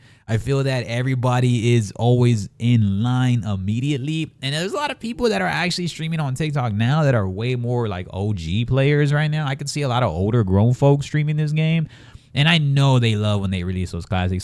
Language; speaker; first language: English; native; English